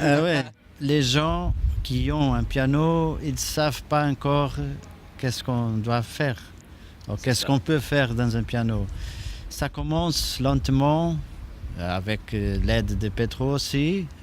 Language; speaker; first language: French; non-native, fluent; Portuguese